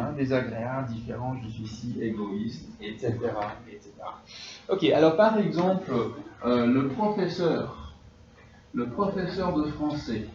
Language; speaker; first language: French; non-native, fluent; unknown